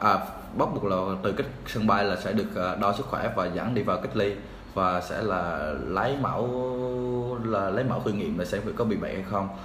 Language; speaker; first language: Vietnamese; native; Vietnamese